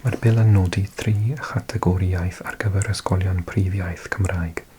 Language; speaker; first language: Welsh; non-native, learner; English